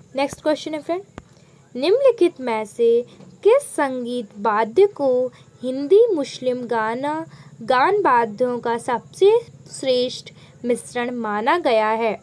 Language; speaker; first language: Hindi; native; Hindi